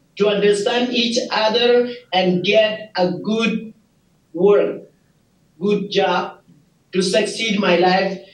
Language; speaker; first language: English; non-native, learner; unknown